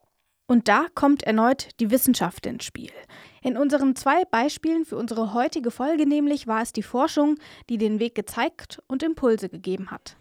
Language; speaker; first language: German; native; German